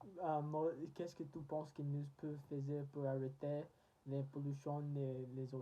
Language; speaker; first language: French; non-native, learner; English